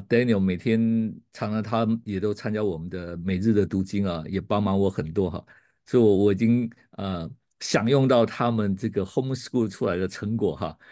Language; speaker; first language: Chinese; native; Chinese